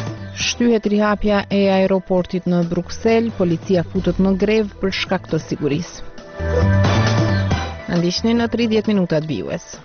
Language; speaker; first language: Albanian; native; Albanian